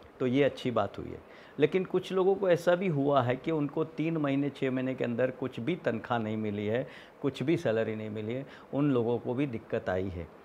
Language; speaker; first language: Hindi; non-native, local second language; Gujarati